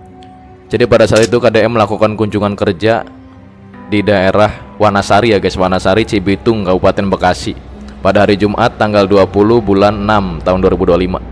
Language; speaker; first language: Indonesian; native; Indonesian